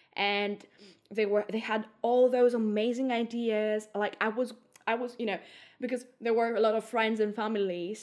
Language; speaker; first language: English; non-native, fluent; Greek